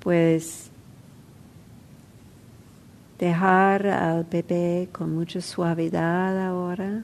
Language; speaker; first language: Spanish; non-native, fluent; English